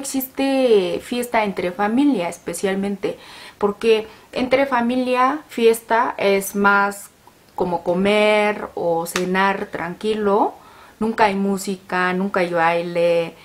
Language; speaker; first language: Spanish; non-native, learner; Korean